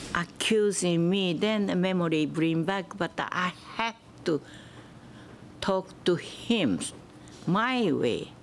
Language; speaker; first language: English; non-native, learner; Japanese